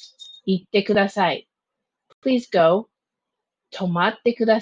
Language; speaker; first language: Japanese; non-native, fluent; English